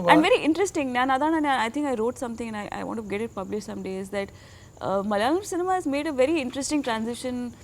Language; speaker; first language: English; non-native, local second language; Tamil